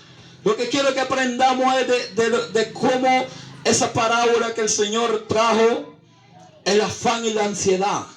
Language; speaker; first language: Spanish; native; Spanish